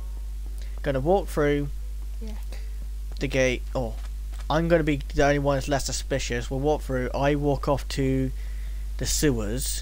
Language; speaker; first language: English; native; English